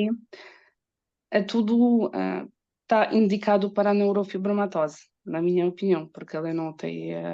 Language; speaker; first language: Portuguese; non-native, learner; Polish